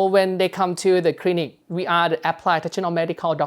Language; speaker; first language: English; non-native, learner; Thai